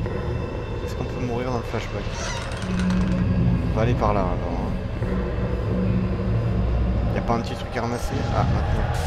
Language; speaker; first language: French; native; French